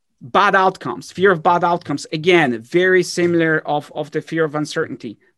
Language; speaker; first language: English; early bilingual, other home language; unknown